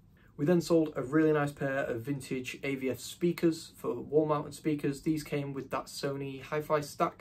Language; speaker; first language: English; native; English